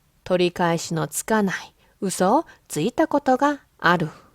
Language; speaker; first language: Japanese; non-native, fluent; Korean